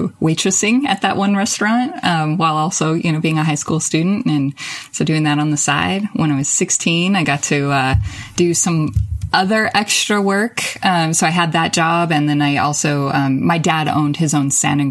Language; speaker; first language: English; native; English